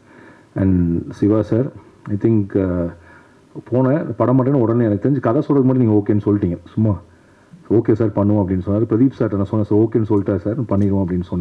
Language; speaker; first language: Tamil; native; Tamil